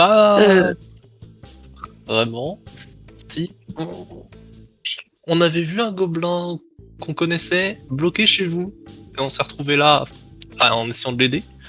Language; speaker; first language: French; native; French